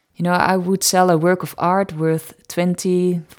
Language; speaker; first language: English; non-native, fluent; Dutch